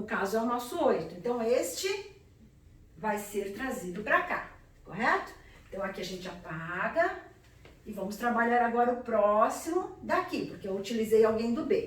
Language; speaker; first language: Portuguese; native; Portuguese